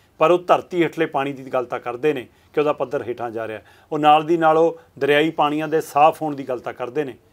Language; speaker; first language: Punjabi; native; Punjabi